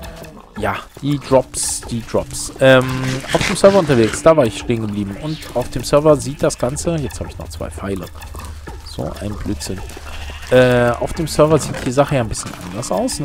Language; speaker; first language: German; native; German